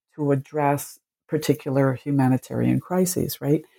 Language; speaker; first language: English; early bilingual, other home language; Spanish